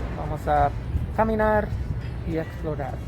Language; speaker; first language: Spanish; non-native, fluent; English